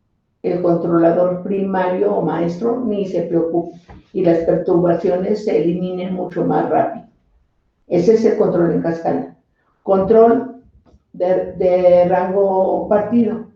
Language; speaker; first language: Spanish; native; Spanish